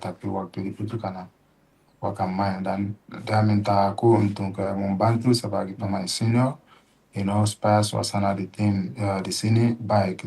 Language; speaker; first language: Indonesian; non-native, fluent; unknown